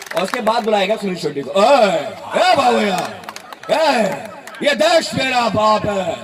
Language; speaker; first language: Hindi; native; Hindi